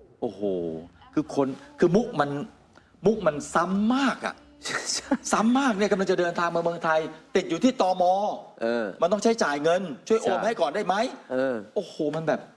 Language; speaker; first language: Thai; native; Thai